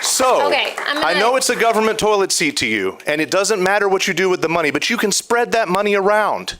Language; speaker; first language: English; native; English